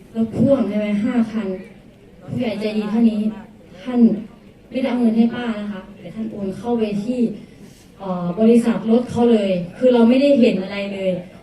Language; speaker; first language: Thai; native; Thai